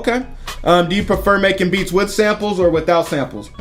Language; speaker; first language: English; native; English